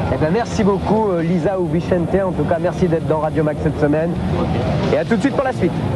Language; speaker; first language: French; native; French